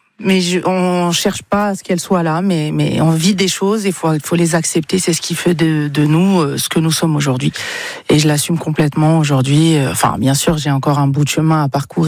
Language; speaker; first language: French; non-native, local second language; Arabic